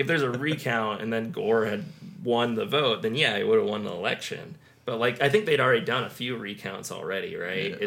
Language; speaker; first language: English; native; English